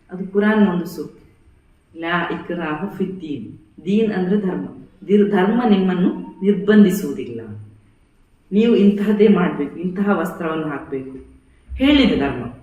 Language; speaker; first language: Kannada; non-native, local second language; Badaga